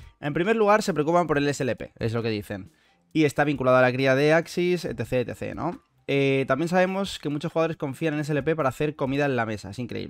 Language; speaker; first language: Spanish; native; Spanish